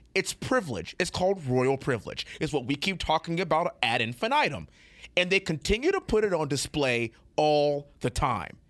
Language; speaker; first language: English; native; English